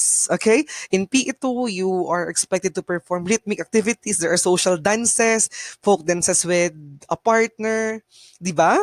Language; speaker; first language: English; non-native, local second language; Bikol